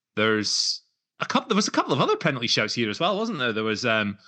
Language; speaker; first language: English; native; English